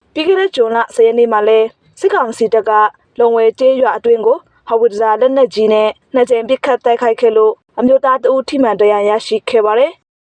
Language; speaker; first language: Burmese; non-native, local second language; Shwe Palaung